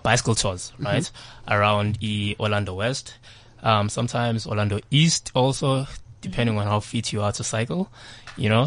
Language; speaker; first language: English; non-native, local second language; Zulu